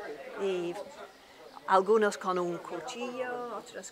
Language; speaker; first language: Spanish; non-native, learner; English